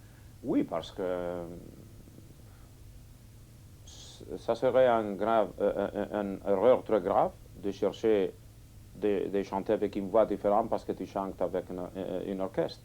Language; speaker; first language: French; non-native, fluent; Catalan